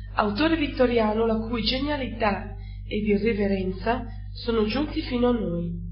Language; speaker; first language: Italian; native; Italian